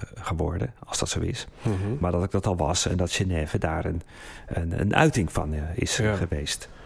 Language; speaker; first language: Dutch; native; Dutch